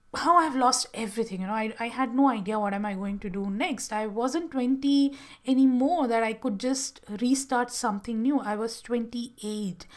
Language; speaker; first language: English; non-native, local second language; Gujarati